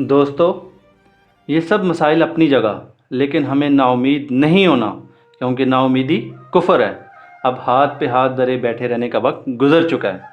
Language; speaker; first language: Urdu; non-native, local second language; Punjabi